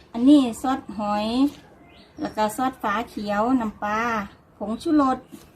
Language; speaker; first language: Thai; native; Thai